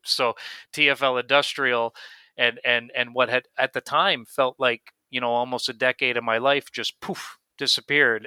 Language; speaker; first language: English; native; English